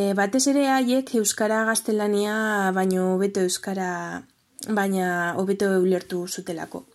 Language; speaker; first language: Basque; non-native, local second language; Spanish